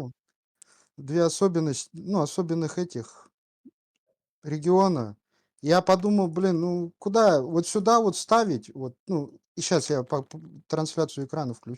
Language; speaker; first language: Russian; native; Russian